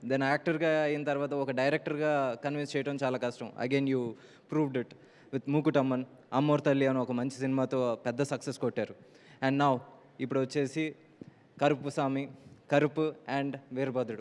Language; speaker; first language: Telugu; native; Telugu